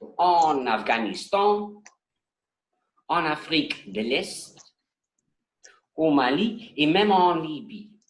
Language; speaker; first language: French; non-native, learner; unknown